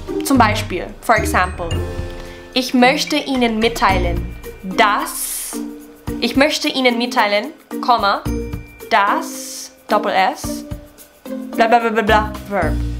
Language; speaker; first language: German; non-native, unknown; Filipino